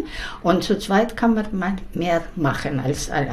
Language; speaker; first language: German; non-native, fluent; Russian